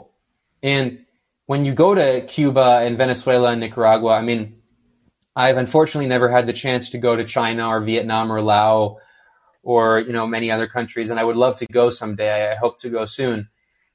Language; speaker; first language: English; native; English